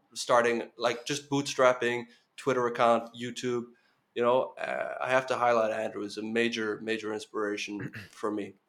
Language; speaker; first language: English; non-native, fluent; Norwegian